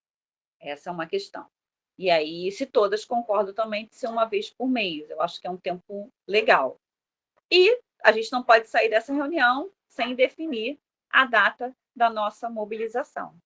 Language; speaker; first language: Portuguese; native; Portuguese